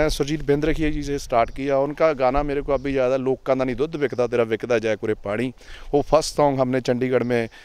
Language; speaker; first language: Hindi; non-native, local second language; Punjabi